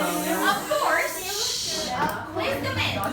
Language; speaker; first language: English; non-native, learner; Vietnamese